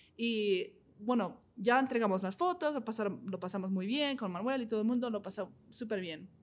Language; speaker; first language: Spanish; non-native, fluent; English